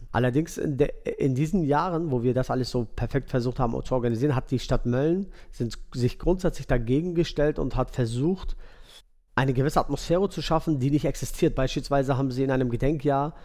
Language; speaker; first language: German; native; German